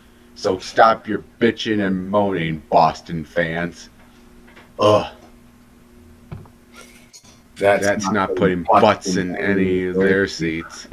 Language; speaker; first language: English; native; English